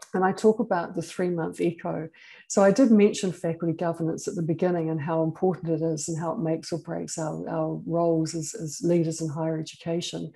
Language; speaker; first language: English; native; English